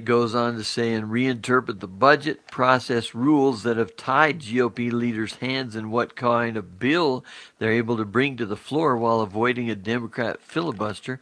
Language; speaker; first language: English; native; English